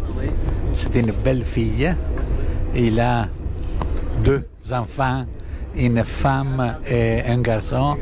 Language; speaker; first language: French; non-native, learner; Italian